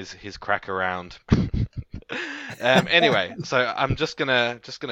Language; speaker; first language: English; native; English